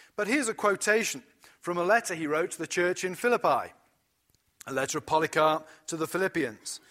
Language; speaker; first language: English; native; English